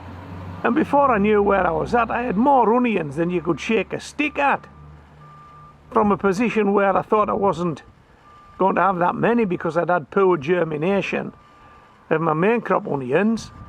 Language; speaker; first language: English; native; English